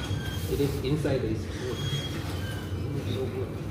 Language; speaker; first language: English; non-native, learner; Korean